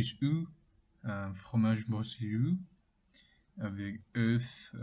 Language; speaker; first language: French; non-native, learner; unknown